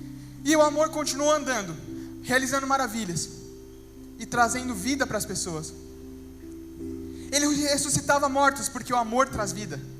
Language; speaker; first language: Portuguese; native; Portuguese